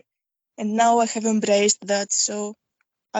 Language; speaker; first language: English; non-native, fluent; Greek